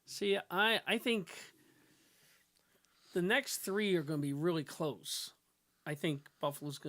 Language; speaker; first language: English; native; English